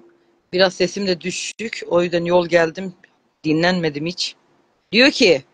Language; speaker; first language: Turkish; native; Turkish